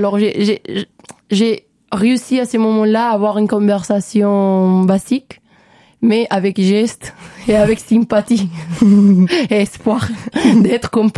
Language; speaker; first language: French; non-native, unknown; Spanish